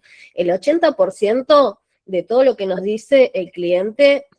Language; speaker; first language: Spanish; native; Spanish